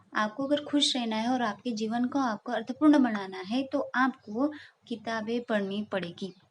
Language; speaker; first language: Hindi; non-native, local second language; Marathi